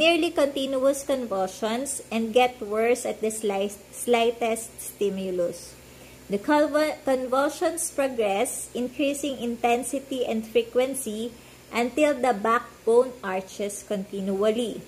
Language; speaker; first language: English; non-native, local second language; Filipino